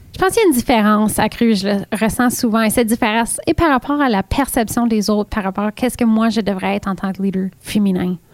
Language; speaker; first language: French; native; French